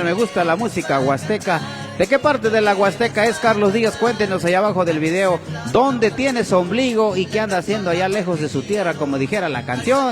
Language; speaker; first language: Spanish; native; Spanish